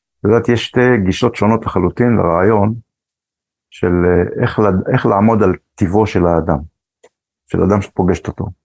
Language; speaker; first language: Hebrew; early bilingual, other home language; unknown